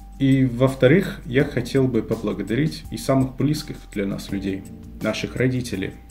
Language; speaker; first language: Russian; non-native, fluent; English